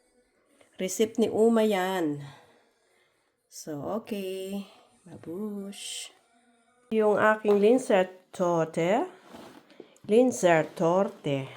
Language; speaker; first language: Filipino; native; Filipino